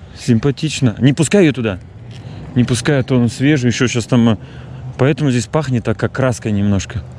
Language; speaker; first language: Russian; native; Russian